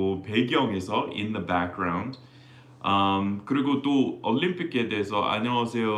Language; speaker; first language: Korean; non-native, fluent; English